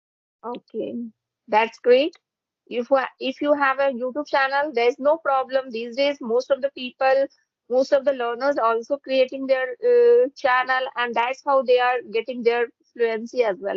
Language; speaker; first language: English; non-native, fluent; Hindi